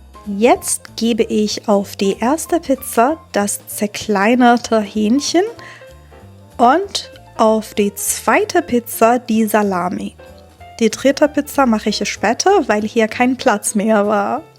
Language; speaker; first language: German; non-native, fluent; Persian